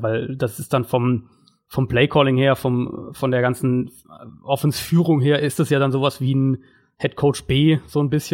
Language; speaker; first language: German; native; German